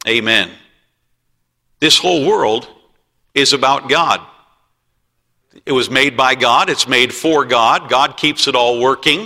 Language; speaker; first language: English; native; English